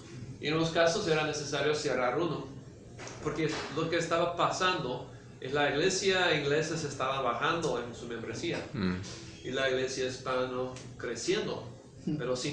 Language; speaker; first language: Spanish; early bilingual, heritage; English